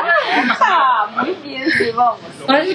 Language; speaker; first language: Spanish; non-native, learner; Portuguese